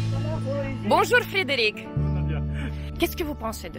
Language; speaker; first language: French; non-native, fluent; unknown